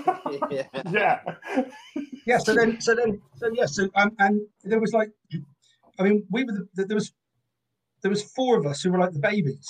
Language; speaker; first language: English; native; English